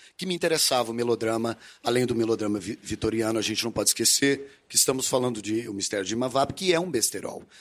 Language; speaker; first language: Portuguese; native; Portuguese